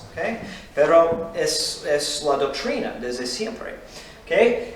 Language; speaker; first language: Spanish; non-native, fluent; English